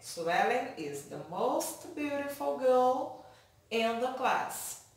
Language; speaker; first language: English; non-native, fluent; Portuguese